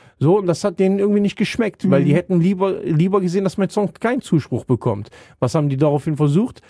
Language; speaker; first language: German; native; German